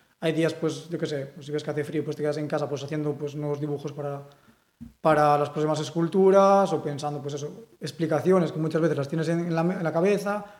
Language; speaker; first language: Spanish; non-native, local second language; Galician